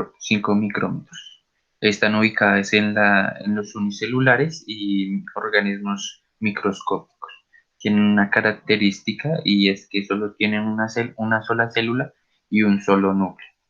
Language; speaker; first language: Spanish; native; Spanish